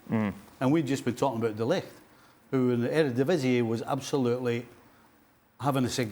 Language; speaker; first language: English; native; English